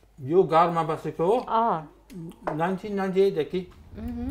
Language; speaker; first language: Nepali; non-native, learner; English